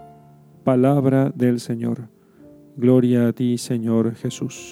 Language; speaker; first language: Spanish; native; Spanish